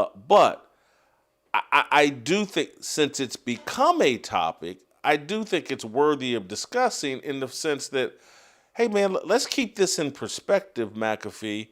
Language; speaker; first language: English; native; English